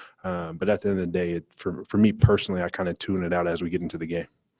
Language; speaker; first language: English; native; English